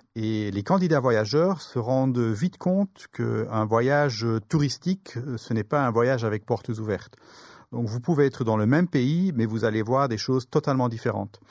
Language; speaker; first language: French; native; French